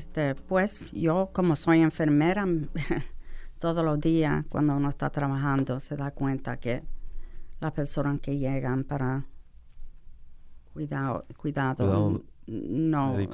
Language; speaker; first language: Spanish; non-native, fluent; English